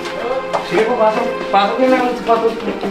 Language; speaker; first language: Filipino; non-native, learner; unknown